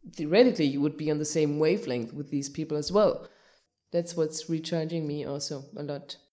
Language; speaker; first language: English; non-native, fluent; German